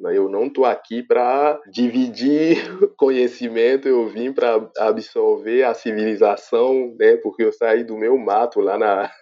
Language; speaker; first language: Portuguese; non-native, fluent; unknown